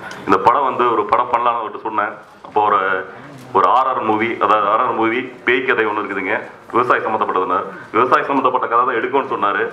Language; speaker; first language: Tamil; native; Tamil